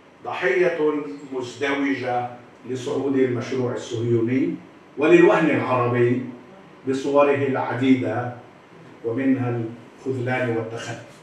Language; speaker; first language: Arabic; native; Arabic